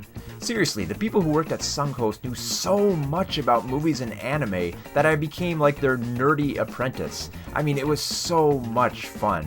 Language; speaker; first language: English; native; English